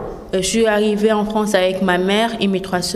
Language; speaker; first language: French; non-native, local second language; Lingala